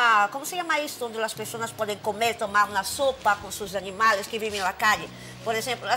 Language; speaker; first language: Spanish; non-native, fluent; Portuguese